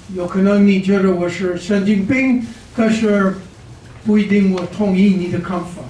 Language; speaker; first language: Chinese; non-native, learner; English